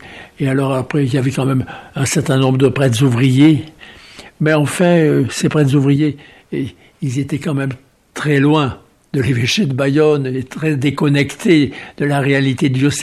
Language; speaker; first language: French; native; French